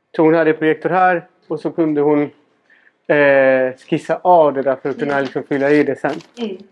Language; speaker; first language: Swedish; non-native, fluent; Spanish